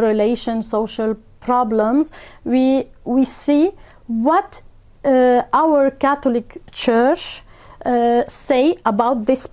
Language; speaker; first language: English; non-native, fluent; Arabic